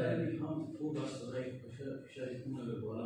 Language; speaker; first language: Persian; non-native, learner; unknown